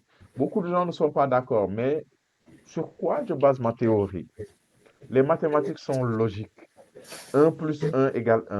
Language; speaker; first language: French; non-native, fluent; Portuguese